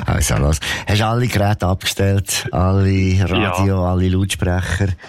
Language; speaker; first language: German; native; German